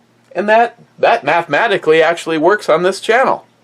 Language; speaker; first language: English; native; English